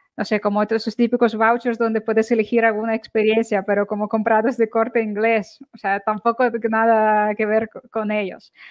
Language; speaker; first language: Spanish; non-native, fluent; Ukrainian